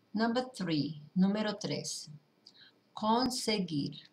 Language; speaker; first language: English; early bilingual, other home language; Spanish